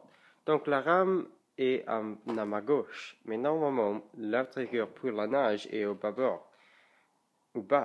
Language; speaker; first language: French; non-native, learner; English